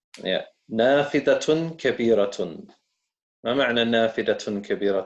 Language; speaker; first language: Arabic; non-native, fluent; English